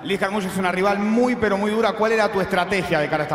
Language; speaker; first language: Spanish; native; Spanish